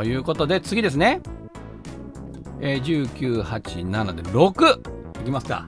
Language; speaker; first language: Japanese; native; Japanese